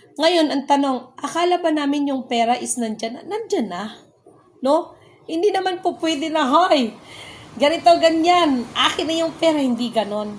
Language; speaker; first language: Filipino; non-native, local second language; Cebuano